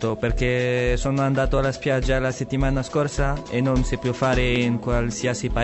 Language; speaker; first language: Italian; non-native, learner; Arabic